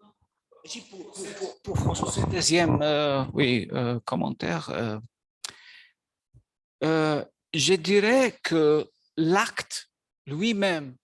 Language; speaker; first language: French; non-native, learner; Maltese